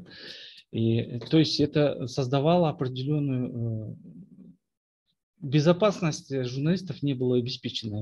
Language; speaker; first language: Russian; non-native, local second language; Kyrgyz